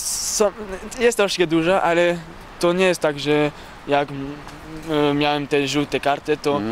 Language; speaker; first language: Polish; early bilingual, heritage; French